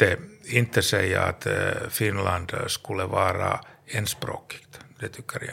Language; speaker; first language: Swedish; non-native, learner; Finnish